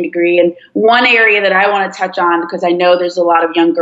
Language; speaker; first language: English; early bilingual, other home language; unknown